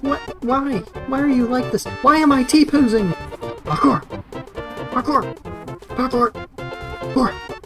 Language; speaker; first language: English; native; English